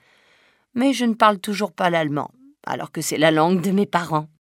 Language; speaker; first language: French; native; French